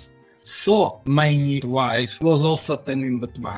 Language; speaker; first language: English; non-native, learner; Italian